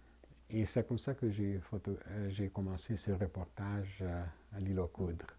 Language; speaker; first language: French; non-native, fluent; Hungarian